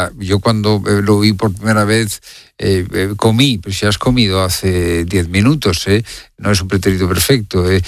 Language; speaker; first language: Spanish; native; Spanish